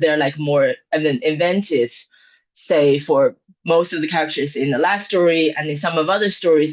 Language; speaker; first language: English; non-native, fluent; Chinese